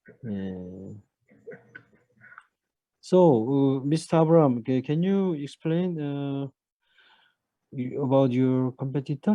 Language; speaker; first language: English; non-native, learner; Korean